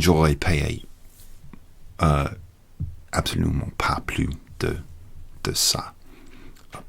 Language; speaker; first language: French; non-native, learner; English